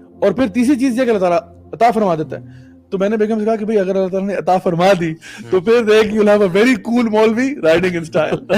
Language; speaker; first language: Urdu; early bilingual, heritage; Urdu